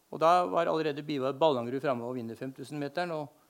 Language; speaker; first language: Norwegian; native; Norwegian